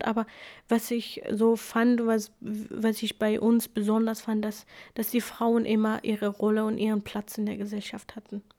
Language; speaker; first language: German; early bilingual, other home language; Kurdish